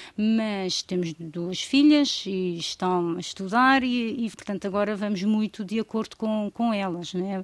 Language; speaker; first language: Portuguese; non-native, local second language; Kabuverdianu